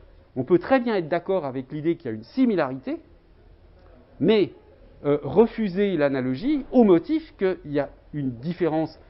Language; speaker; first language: French; native; French